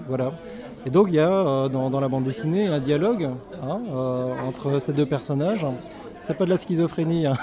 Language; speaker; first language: French; early bilingual, other home language; Korean